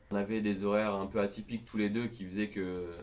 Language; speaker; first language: French; native; French